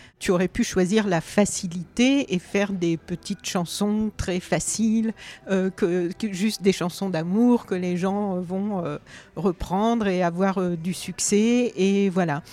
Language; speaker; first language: French; native; French